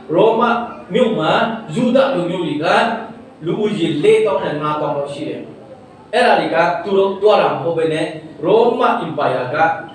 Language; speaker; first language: Burmese; non-native, local second language; Hakha Chin